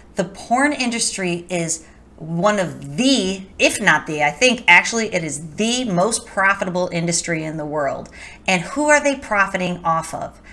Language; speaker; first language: English; native; English